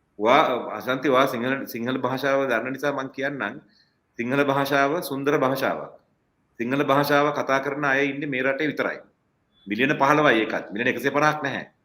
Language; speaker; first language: Sinhala; non-native, local second language; Tamil